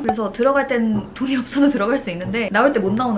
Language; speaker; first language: Korean; native; Korean